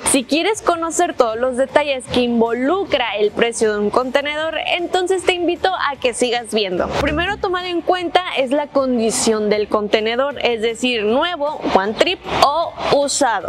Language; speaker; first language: Spanish; native; Spanish